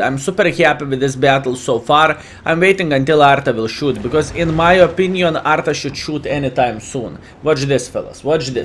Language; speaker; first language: English; non-native, fluent; Lithuanian